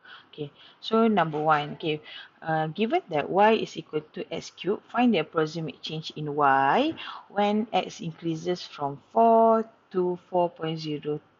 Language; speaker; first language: English; non-native, local second language; Malay